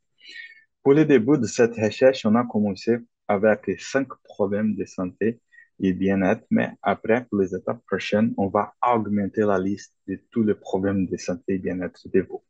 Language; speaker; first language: French; non-native, fluent; Portuguese